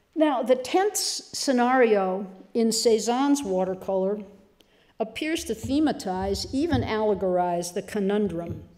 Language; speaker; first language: English; native; English